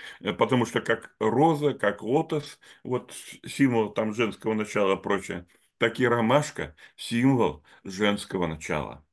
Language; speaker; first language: Russian; native; Russian